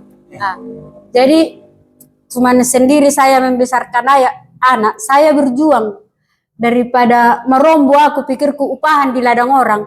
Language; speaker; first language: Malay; non-native, local second language; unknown